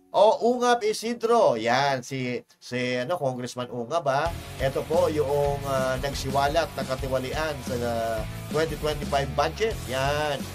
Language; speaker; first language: Filipino; non-native, local second language; Iloko